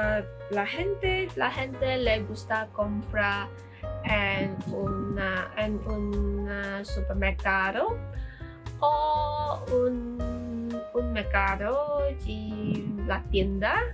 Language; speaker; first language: Spanish; non-native, learner; Malay